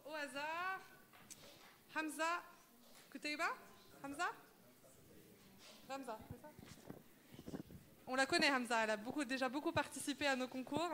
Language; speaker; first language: French; native; French